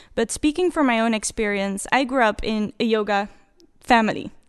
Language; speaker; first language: English; non-native, fluent; Dutch